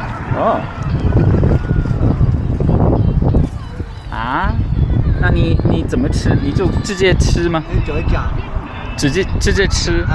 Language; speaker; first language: Chinese; non-native, learner; English